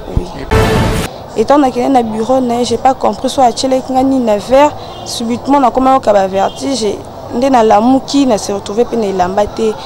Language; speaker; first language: Lingala; non-native, local second language; Luba-Lulua